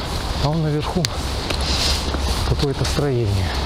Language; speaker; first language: Russian; native; Russian